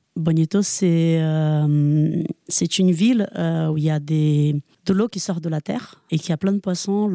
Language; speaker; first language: French; non-native, fluent; Portuguese